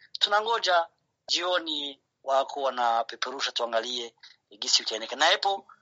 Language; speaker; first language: Swahili; non-native, local second language; Rundi